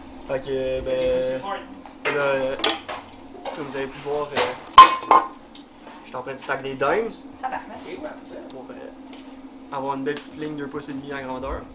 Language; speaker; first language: French; native; French